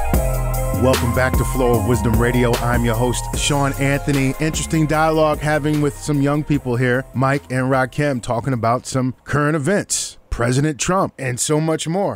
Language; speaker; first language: English; native; English